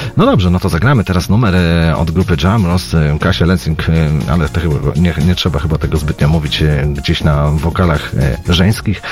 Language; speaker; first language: Polish; native; Polish